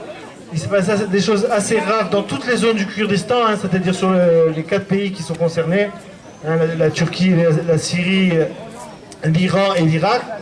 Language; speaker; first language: French; native; French